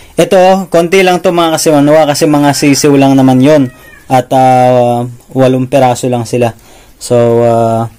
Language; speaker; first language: Filipino; non-native, local second language; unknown